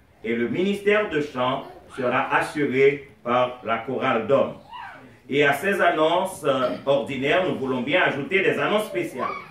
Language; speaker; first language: French; native; French